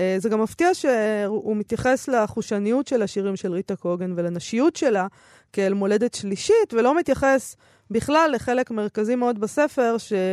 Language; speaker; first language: Hebrew; native; Hebrew